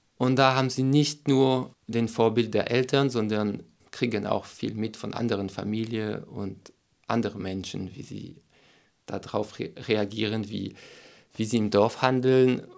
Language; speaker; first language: German; non-native, fluent; French